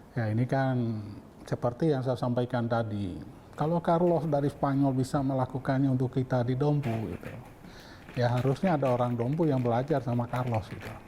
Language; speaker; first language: Indonesian; native; Indonesian